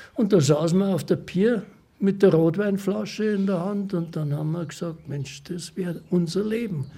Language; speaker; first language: German; native; German